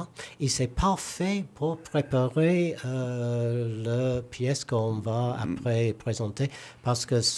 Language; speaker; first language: French; non-native, learner; English